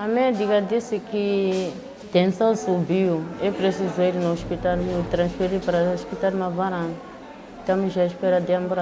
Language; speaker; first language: Portuguese; non-native, local second language; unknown